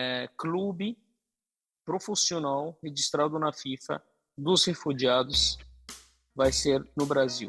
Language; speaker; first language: Portuguese; non-native, fluent; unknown